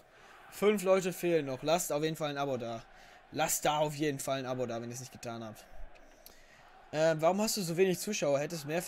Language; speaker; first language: German; native; German